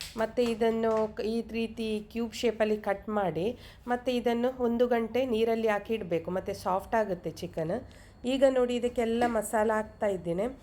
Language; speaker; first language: Kannada; non-native, local second language; Konkani